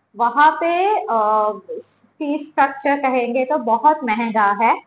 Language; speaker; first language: Hindi; non-native, learner; Sinhala